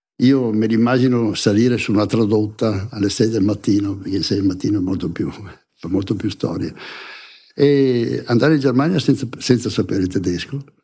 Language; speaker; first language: Italian; native; Italian